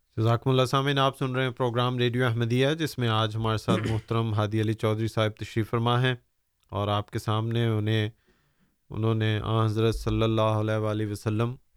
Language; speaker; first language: Urdu; native; Urdu